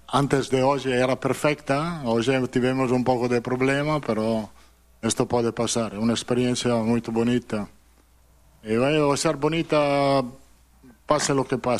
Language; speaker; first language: Portuguese; non-native, fluent; Italian